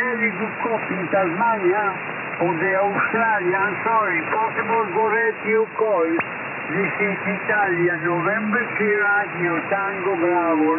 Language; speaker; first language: English; non-native, learner; Italian